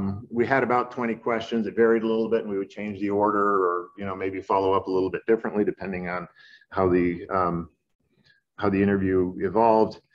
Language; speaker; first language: English; native; English